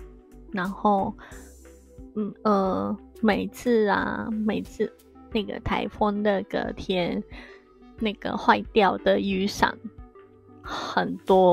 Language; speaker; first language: Chinese; non-native, fluent; Japanese